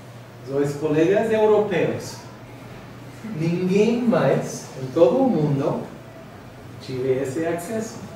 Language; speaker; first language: Spanish; non-native, fluent; English